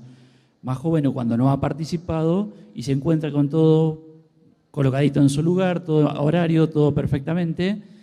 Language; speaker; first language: Spanish; native; Spanish